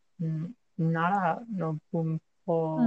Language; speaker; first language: Japanese; non-native, learner; English